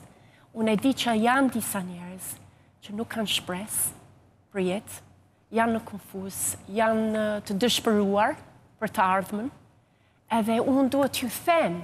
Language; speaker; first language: Albanian; non-native, fluent; English